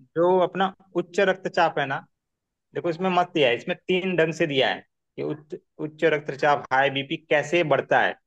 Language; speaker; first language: Hindi; non-native, local second language; Marathi